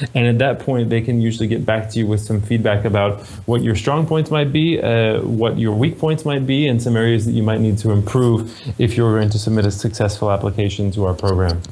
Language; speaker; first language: English; native; English